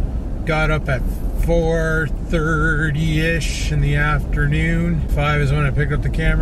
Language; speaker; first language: English; native; English